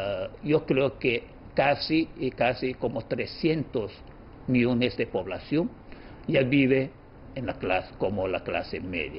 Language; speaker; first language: Spanish; non-native, fluent; Chinese